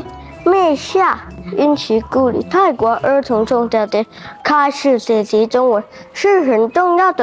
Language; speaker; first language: Chinese; non-native, learner; Thai